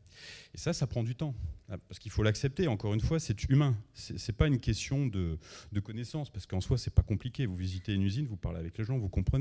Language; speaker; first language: French; native; French